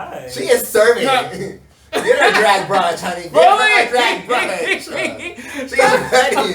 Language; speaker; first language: English; native; English